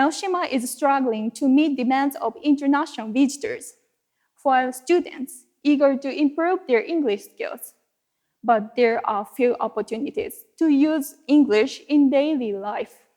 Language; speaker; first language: English; non-native, fluent; Japanese